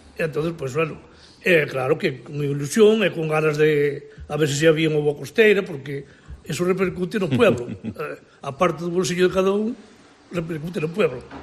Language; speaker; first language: Galician; native; Galician